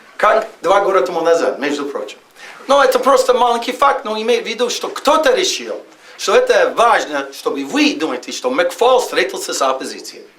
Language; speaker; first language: Russian; non-native, fluent; English